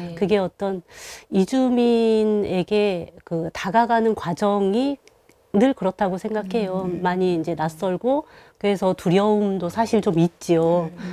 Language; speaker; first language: Korean; native; Korean